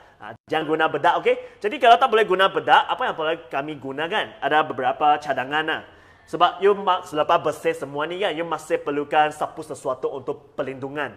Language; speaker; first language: Malay; non-native, local second language; Chinese